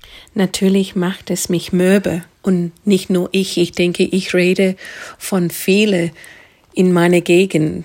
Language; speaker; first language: German; non-native, fluent; English